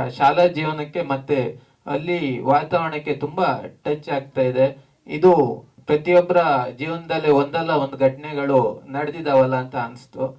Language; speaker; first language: Kannada; native; Kannada